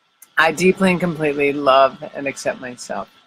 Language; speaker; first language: English; native; English